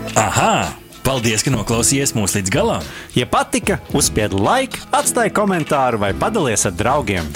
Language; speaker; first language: Latvian; native; Latvian